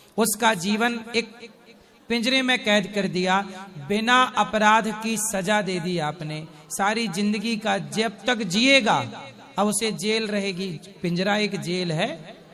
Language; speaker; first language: Hindi; native; Hindi